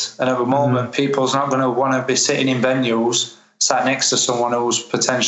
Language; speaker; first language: English; native; English